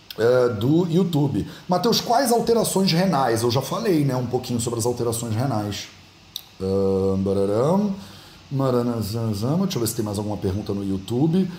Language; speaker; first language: Portuguese; native; Portuguese